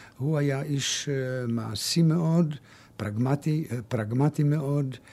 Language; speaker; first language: Hebrew; early bilingual, other home language; German